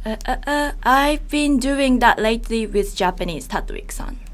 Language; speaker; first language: English; non-native, fluent; Japanese